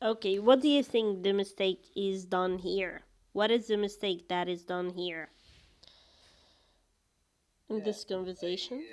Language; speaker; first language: English; non-native, fluent; Arabic